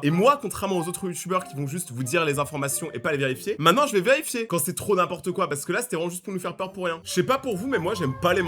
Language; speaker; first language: French; native; French